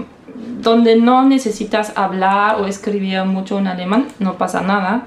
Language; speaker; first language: Spanish; non-native, fluent; German